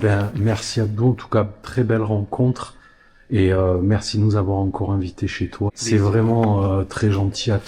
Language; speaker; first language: French; native; French